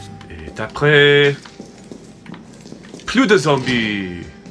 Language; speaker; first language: French; non-native, learner; English